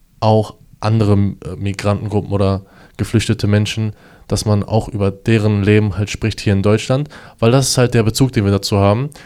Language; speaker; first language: German; native; German